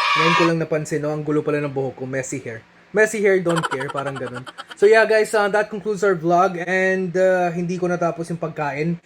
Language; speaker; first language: Filipino; early bilingual, other home language; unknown